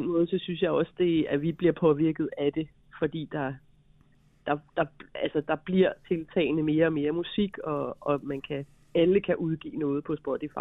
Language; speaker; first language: Danish; native; Danish